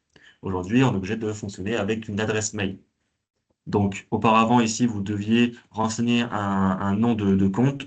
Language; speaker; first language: French; native; French